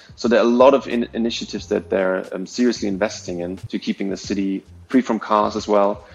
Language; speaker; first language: English; non-native, fluent; German